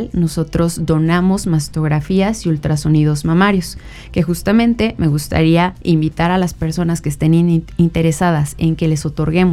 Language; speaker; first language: Spanish; native; Spanish